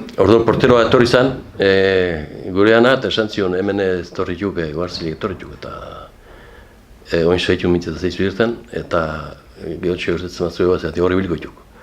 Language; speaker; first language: Basque; native; Basque